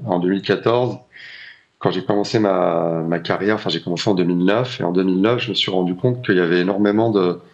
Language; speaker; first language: French; native; French